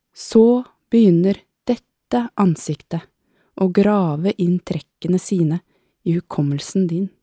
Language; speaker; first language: Norwegian; native; Norwegian